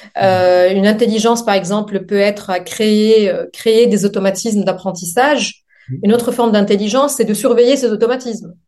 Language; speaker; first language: French; non-native, local second language; Arabic